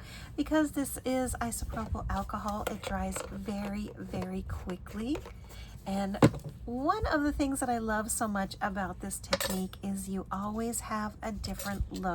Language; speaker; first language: English; native; English